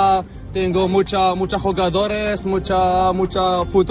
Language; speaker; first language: Spanish; non-native, learner; Arabic